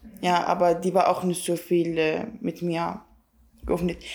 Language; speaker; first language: German; non-native, learner; Kurdish